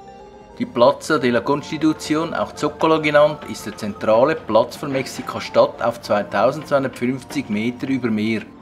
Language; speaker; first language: German; native; German